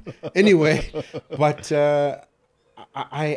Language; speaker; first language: English; native; English